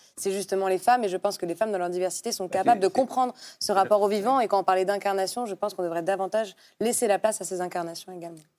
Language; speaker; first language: French; native; French